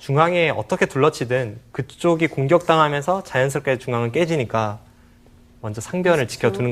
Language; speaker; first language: Korean; native; Korean